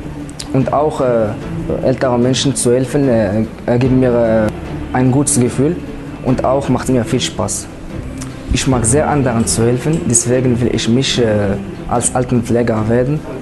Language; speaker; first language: German; non-native, learner; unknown